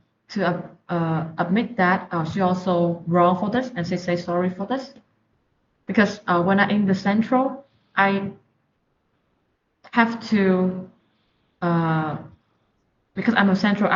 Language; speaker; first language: English; non-native, learner; Vietnamese